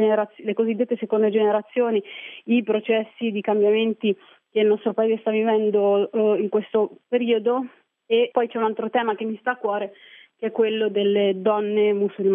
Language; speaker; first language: Italian; early bilingual, other home language; Arabic